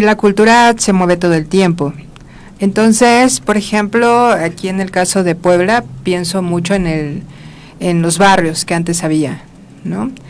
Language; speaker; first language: Spanish; native; Spanish